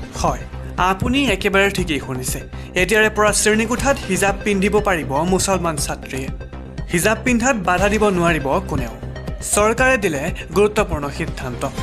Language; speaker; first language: Assamese; non-native, local second language; Bangla